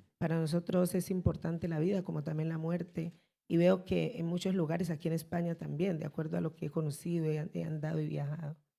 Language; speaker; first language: Spanish; native; Spanish